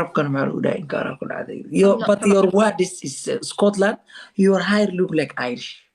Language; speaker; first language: English; non-native, learner; Somali